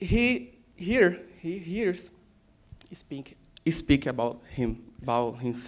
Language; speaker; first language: English; non-native, learner; Portuguese